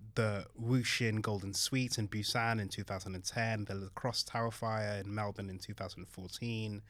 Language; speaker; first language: English; early bilingual, other home language; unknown